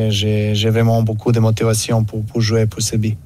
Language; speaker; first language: French; non-native, learner; Serbian